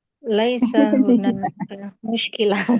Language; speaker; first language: Arabic; non-native, learner; Indonesian